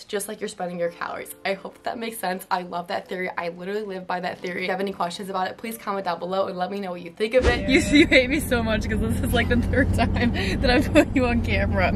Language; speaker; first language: English; native; English